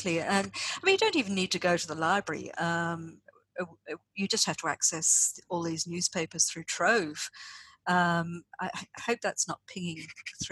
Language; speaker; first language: English; native; English